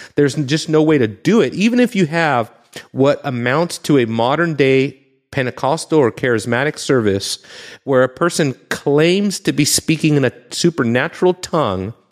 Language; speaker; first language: English; native; English